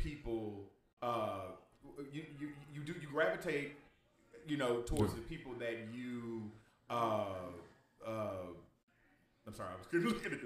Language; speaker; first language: English; native; English